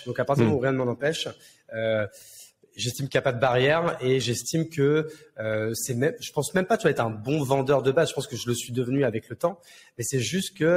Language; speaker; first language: French; native; French